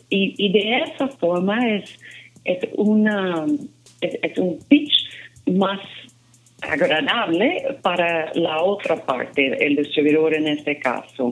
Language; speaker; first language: Spanish; non-native, fluent; English